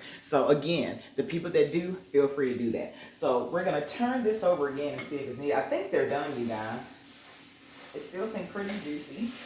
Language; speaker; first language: English; native; English